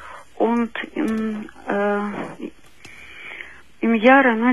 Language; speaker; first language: German; non-native, fluent; Russian